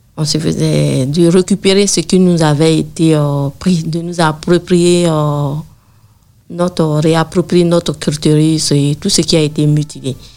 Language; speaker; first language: French; non-native, local second language; Bambara